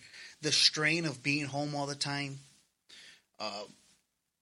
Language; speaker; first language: English; native; English